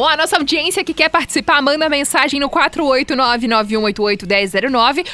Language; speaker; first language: Portuguese; native; Portuguese